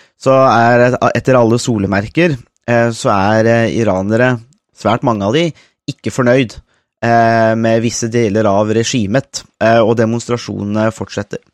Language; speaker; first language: Norwegian; native; Norwegian